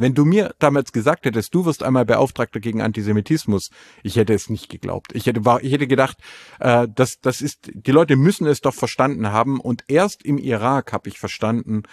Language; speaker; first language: German; native; German